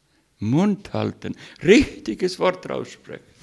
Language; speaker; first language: German; non-native, learner; Russian